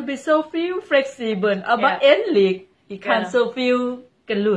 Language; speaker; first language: German; non-native, learner; Thai